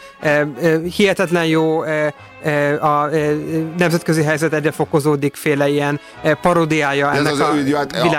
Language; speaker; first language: Hungarian; native; Hungarian